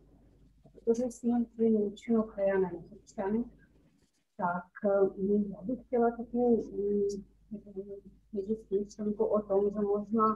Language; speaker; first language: Czech; early bilingual, heritage; Czech